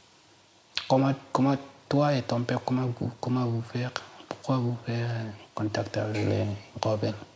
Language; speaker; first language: French; non-native, learner; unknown